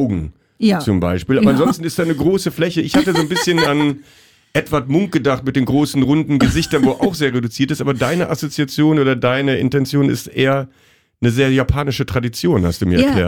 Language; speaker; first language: German; native; German